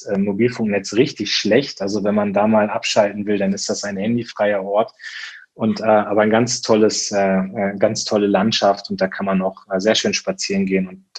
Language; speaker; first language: German; native; German